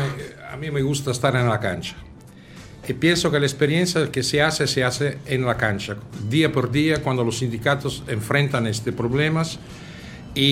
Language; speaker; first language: Spanish; non-native, fluent; Italian